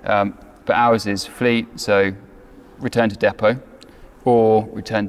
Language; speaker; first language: English; native; English